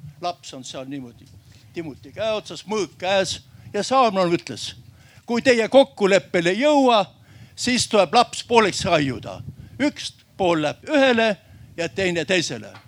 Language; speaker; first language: Estonian; native; Estonian